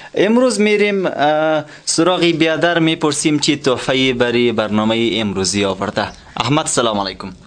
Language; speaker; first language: Persian; native; Persian